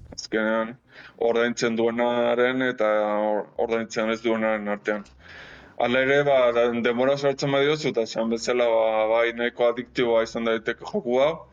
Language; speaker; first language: Basque; non-native, fluent; Spanish